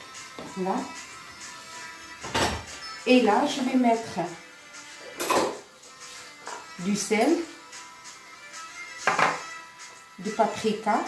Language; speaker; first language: French; non-native, local second language; Arabic